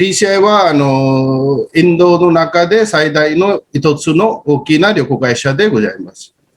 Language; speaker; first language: Japanese; non-native, fluent; Hindi